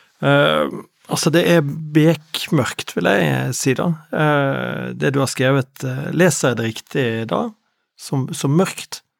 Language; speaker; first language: Norwegian; native; Norwegian